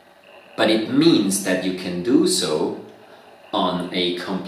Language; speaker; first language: English; non-native, fluent; German